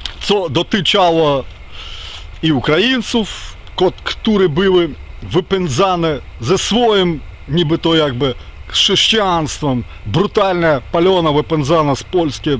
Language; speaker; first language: Polish; non-native, fluent; Ukrainian